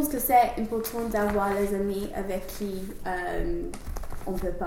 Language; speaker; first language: French; non-native, learner; English